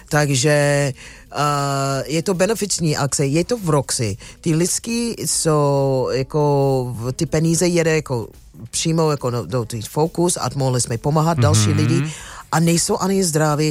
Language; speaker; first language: Czech; non-native, fluent; English